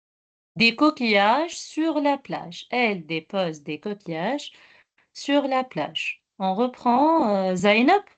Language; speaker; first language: French; non-native, local second language; Arabic